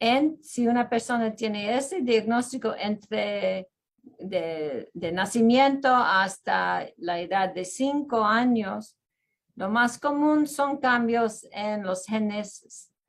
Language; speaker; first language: Spanish; non-native, fluent; English